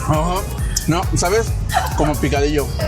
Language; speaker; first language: Spanish; native; Spanish